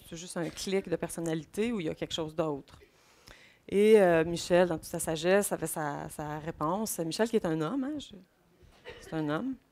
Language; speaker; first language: French; native; French